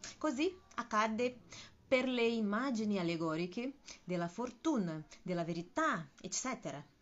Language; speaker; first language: Italian; non-native, learner; Portuguese